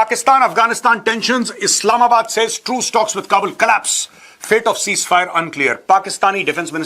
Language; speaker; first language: Hindi; native; Hindi